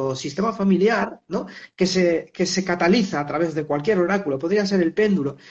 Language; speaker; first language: Spanish; native; Spanish